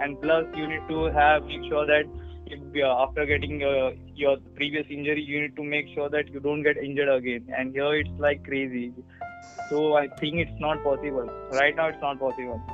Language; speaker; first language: English; non-native, local second language; Marathi